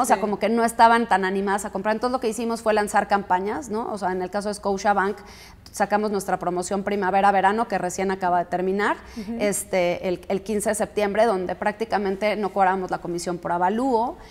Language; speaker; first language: Spanish; native; Spanish